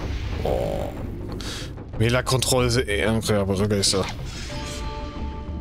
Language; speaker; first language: French; non-native, learner; German